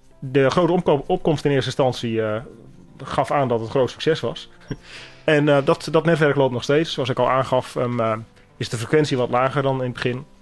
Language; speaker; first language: Dutch; native; Dutch